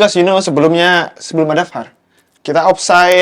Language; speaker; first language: Indonesian; native; Indonesian